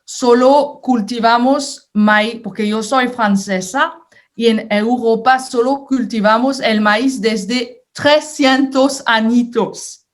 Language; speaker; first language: Spanish; non-native, fluent; French